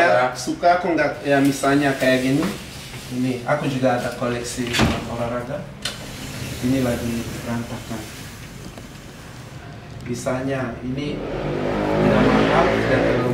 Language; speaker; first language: Indonesian; non-native, fluent; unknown